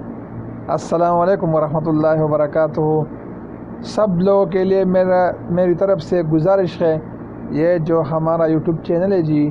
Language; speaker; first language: Hindi; non-native, local second language; Pashto